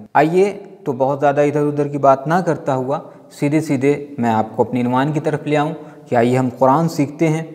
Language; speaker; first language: Urdu; native; Urdu